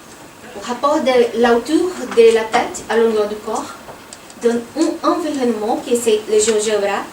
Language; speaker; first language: French; non-native, fluent; Portuguese